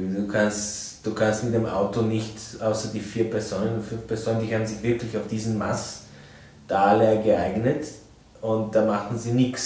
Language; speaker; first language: German; non-native, fluent; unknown